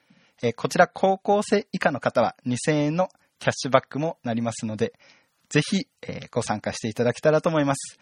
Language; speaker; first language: Japanese; native; Japanese